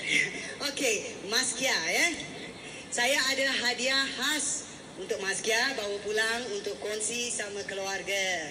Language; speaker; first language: Malay; native; Malay